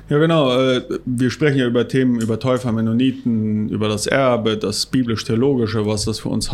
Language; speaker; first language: German; non-native, local second language; Plautdietsch